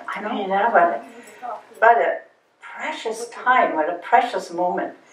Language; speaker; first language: English; early bilingual, other home language; German